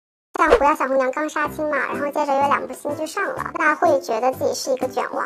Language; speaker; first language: Chinese; native; Chinese